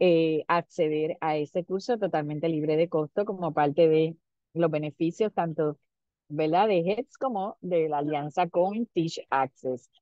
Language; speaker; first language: Spanish; native; Spanish